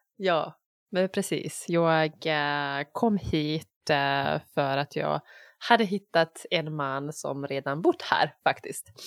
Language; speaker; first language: Swedish; non-native, fluent; Bosnian